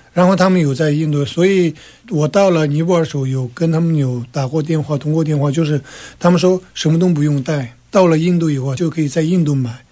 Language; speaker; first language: Chinese; non-native, local second language; Tibetan